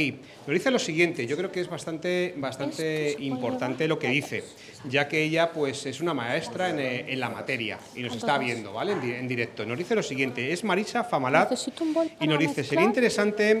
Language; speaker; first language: Spanish; native; Spanish